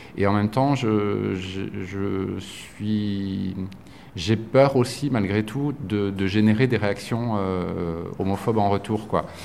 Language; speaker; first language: French; native; French